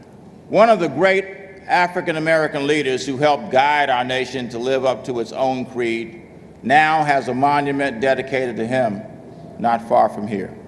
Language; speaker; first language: English; native; English